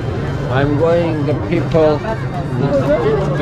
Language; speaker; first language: English; non-native, learner; Persian